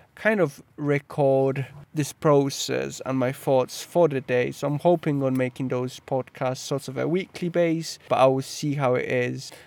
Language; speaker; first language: English; early bilingual, other home language; Polish